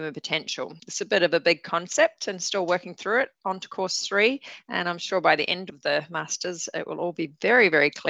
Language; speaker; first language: English; native; English